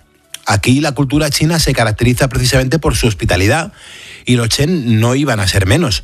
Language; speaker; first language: Spanish; native; Spanish